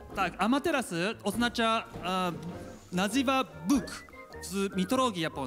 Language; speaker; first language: Polish; non-native, learner; Japanese